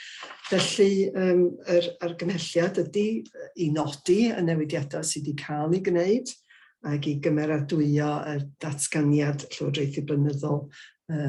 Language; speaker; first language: Welsh; native; Welsh